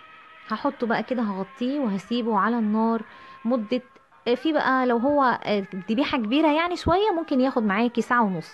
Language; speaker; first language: Arabic; native; Arabic